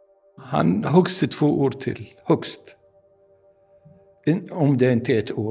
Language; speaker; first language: Swedish; non-native, learner; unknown